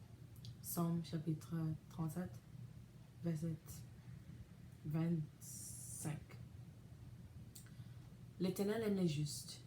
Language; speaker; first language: French; non-native, learner; English